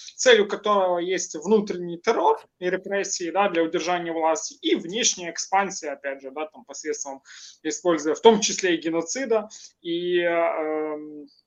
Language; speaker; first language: Russian; non-native, local second language; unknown